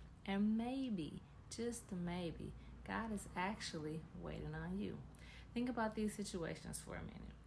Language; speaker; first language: English; native; English